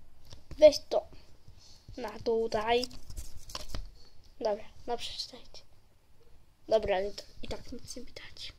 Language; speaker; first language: Polish; native; Polish